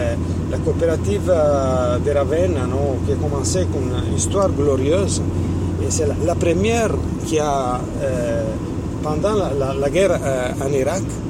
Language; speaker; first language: French; non-native, fluent; Italian